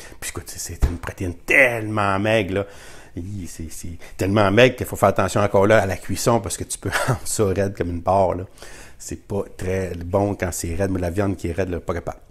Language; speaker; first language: French; native; French